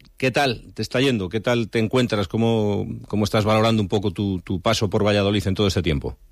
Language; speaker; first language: Spanish; native; Spanish